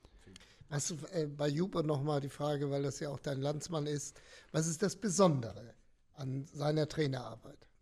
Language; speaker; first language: German; native; German